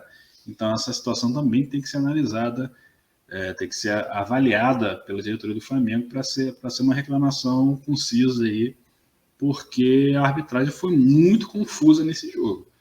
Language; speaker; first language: Portuguese; native; Portuguese